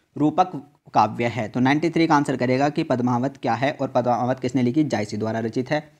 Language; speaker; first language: Hindi; native; Hindi